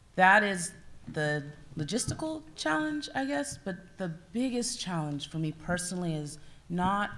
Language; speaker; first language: English; native; English